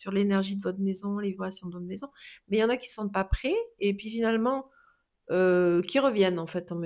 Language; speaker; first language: French; native; French